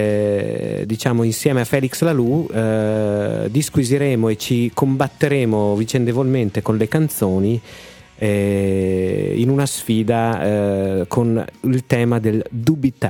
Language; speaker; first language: Italian; native; Italian